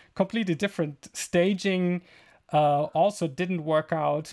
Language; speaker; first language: English; non-native, fluent; German